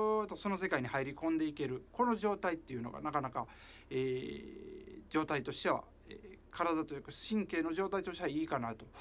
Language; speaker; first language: Japanese; native; Japanese